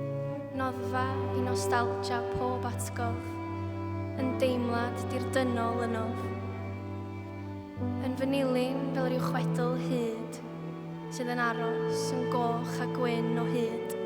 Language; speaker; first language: Welsh; native; Welsh